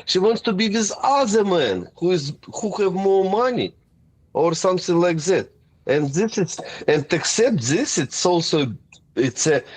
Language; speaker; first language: English; non-native, fluent; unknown